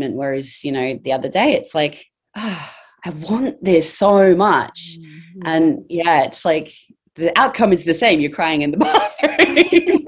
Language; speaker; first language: English; native; English